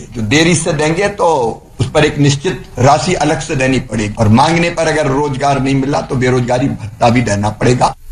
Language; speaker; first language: Hindi; native; Hindi